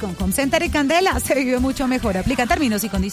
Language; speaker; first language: Spanish; native; Spanish